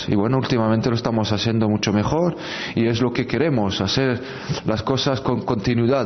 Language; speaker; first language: Spanish; non-native, fluent; French